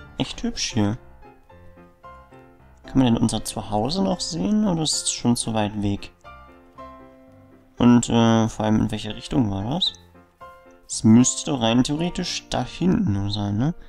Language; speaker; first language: German; native; German